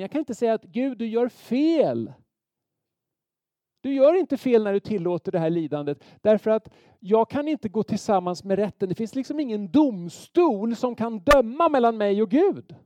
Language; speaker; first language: Swedish; native; Swedish